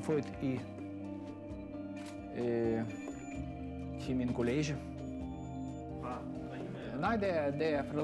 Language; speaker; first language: Danish; non-native, fluent; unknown